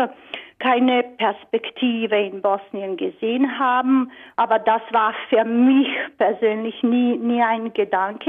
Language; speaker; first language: German; non-native, fluent; Croatian